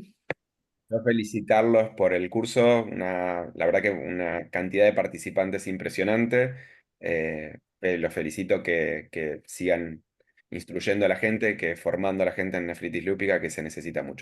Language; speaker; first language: Spanish; native; Spanish